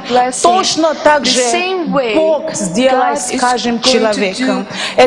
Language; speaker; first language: Russian; non-native, fluent; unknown